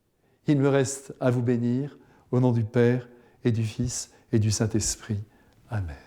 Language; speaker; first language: French; native; French